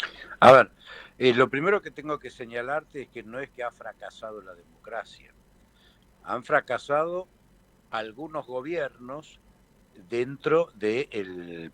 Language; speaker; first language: Spanish; native; Spanish